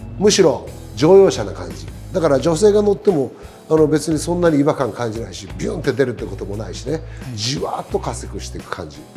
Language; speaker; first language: Japanese; native; Japanese